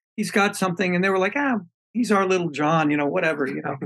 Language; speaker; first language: English; native; English